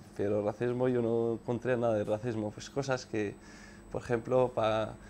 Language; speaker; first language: Spanish; non-native, fluent; Arabic